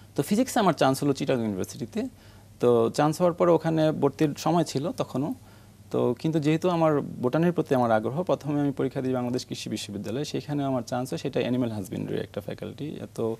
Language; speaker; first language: Bangla; native; Bangla